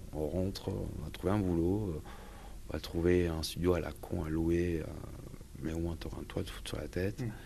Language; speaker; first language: French; native; French